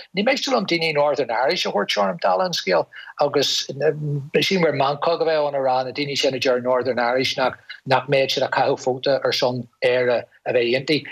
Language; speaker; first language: Irish; non-native, local second language; English